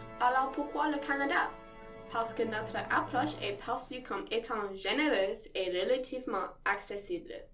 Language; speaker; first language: French; non-native, local second language; English